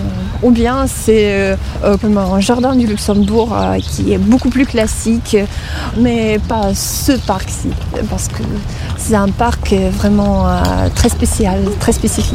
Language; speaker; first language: French; non-native, fluent; Russian